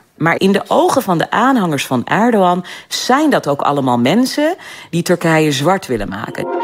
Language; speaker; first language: Dutch; early bilingual, other home language; Turkish